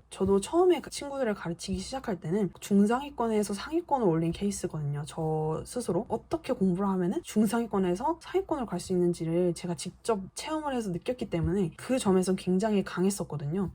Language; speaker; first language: Korean; native; Korean